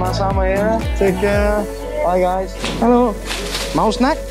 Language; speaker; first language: Indonesian; non-native, learner; Danish